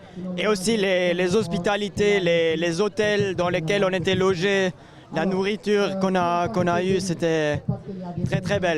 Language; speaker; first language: French; non-native, local second language; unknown